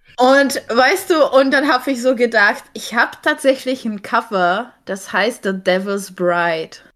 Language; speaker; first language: German; non-native, fluent; Czech